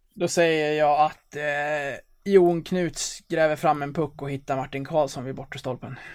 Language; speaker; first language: Swedish; native; Swedish